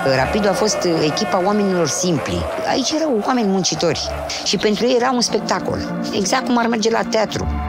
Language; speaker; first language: Romanian; native; Romanian